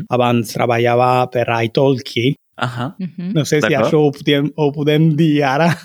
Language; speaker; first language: Catalan; non-native, fluent; Italian